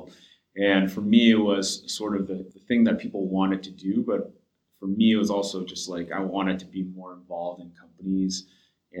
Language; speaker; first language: English; native; English